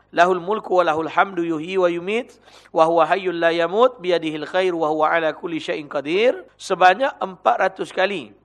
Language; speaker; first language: Malay; native; Malay